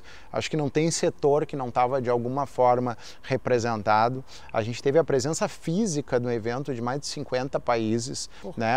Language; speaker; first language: Portuguese; native; Portuguese